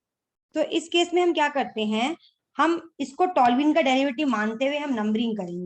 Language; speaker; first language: Hindi; native; Hindi